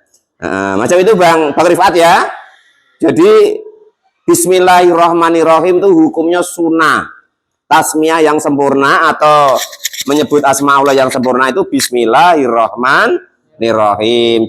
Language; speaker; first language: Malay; non-native, local second language; Javanese